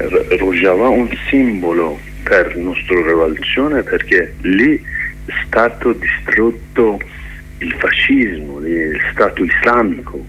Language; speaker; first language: Italian; non-native, learner; Kurdish